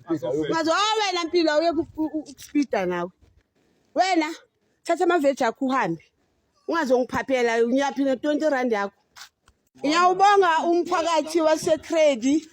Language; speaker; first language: Zulu; native; Zulu